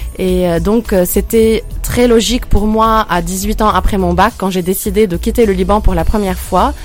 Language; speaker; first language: French; non-native, local second language; Arabic